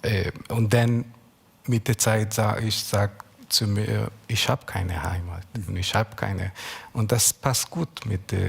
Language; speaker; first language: German; non-native, learner; Hebrew